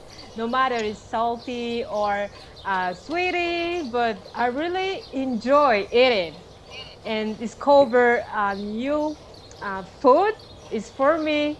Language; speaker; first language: English; non-native, fluent; Malagasy